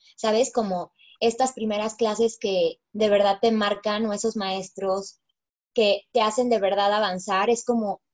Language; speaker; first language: Spanish; native; Spanish